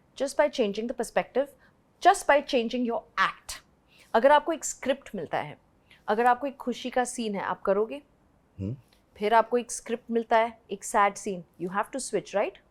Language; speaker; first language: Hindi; native; Hindi